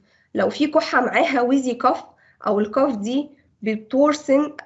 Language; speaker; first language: Arabic; native; Arabic